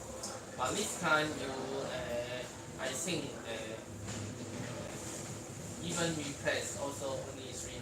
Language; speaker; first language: English; non-native, learner; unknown